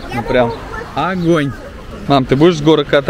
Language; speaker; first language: Russian; native; Russian